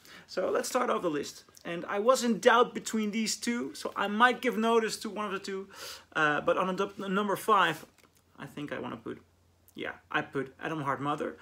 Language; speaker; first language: English; non-native, fluent; Dutch